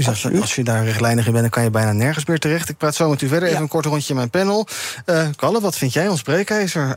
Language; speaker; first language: Dutch; native; Dutch